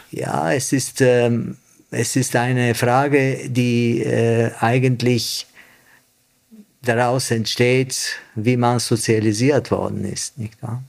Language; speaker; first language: German; non-native, fluent; Bulgarian